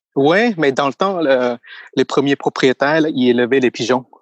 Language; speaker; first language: French; non-native, fluent; Thai